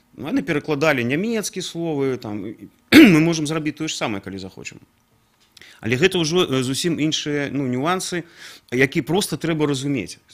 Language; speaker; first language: Belarusian; non-native, local second language; Russian